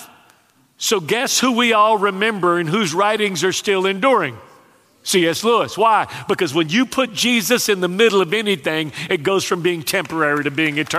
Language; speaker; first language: English; native; English